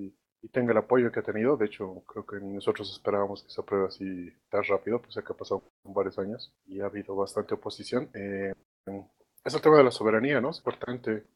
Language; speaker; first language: Spanish; native; Spanish